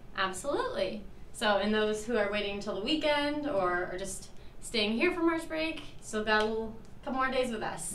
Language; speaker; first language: English; native; English